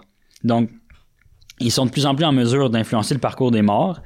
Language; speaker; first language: French; native; French